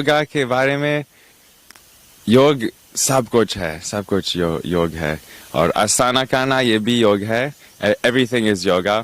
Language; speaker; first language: Hindi; non-native, learner; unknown